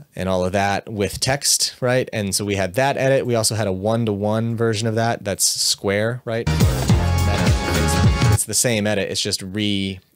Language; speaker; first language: English; native; English